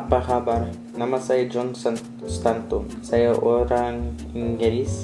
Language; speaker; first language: Indonesian; non-native, learner; English